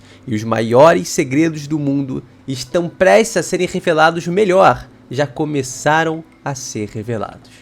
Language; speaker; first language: Portuguese; native; Portuguese